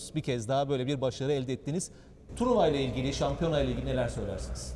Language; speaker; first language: Turkish; native; Turkish